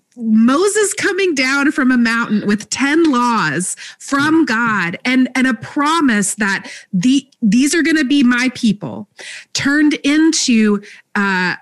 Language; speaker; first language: English; native; English